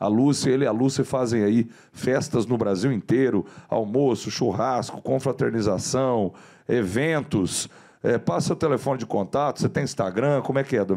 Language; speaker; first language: Portuguese; native; Portuguese